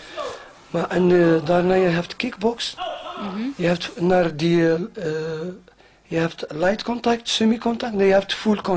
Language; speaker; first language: Dutch; non-native, learner; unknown